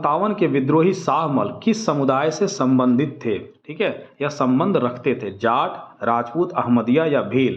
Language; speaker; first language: Hindi; native; Hindi